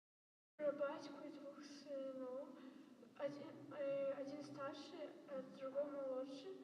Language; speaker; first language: Russian; non-native, local second language; Belarusian